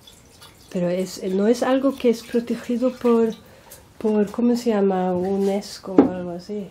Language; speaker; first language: Spanish; non-native, fluent; Swedish